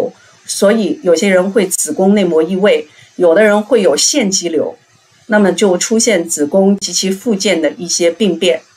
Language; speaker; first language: Chinese; native; Chinese